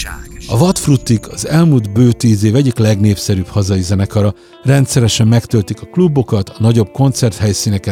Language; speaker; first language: Hungarian; native; Hungarian